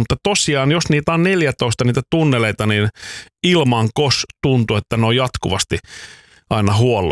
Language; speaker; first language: Finnish; native; Finnish